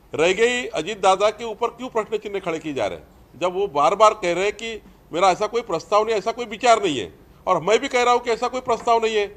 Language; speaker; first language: Hindi; non-native, local second language; Marathi